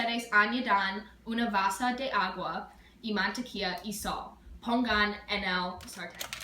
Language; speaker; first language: Spanish; non-native, learner; English